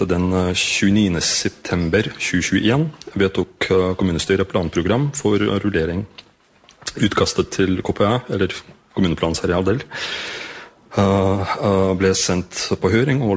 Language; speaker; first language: Norwegian; non-native, fluent; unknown